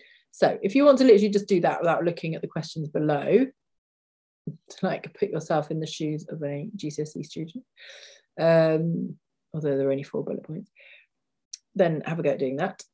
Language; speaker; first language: English; native; English